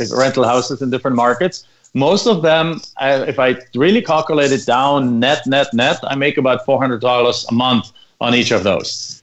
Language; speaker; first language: English; non-native, fluent; German